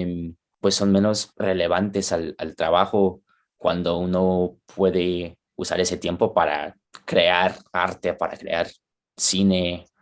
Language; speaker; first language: Spanish; early bilingual, heritage; Spanish